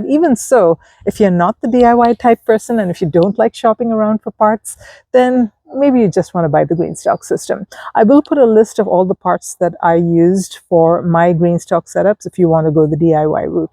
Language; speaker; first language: English; native; English